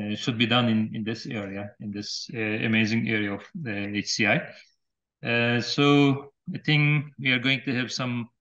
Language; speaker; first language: English; non-native, fluent; Turkish